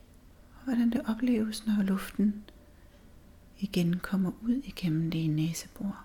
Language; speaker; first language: Danish; native; Danish